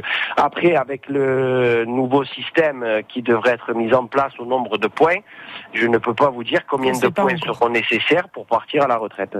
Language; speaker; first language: French; native; French